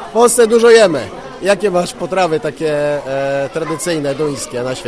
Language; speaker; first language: Polish; native; Polish